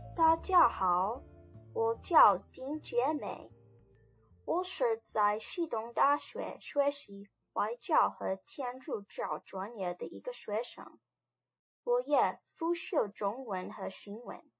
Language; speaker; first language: Chinese; non-native, learner; English